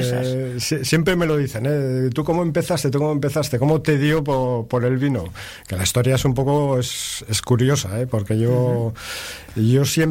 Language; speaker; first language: Spanish; native; Spanish